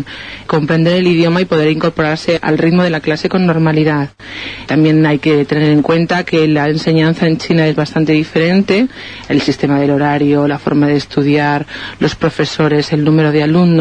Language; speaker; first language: Spanish; native; Spanish